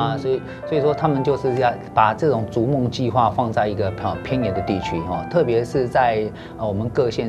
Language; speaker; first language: Chinese; native; Chinese